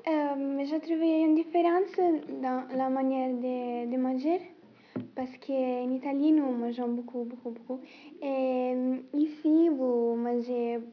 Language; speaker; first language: French; non-native, learner; Italian